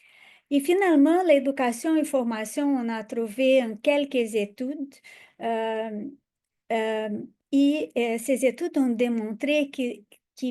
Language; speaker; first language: French; non-native, fluent; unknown